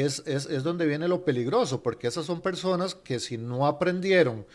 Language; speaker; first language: Spanish; native; Spanish